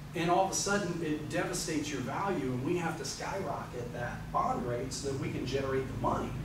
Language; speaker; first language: English; native; English